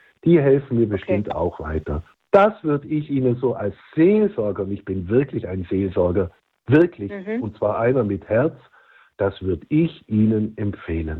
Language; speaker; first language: German; native; German